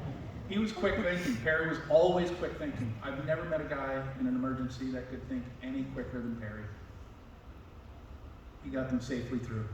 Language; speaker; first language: English; native; English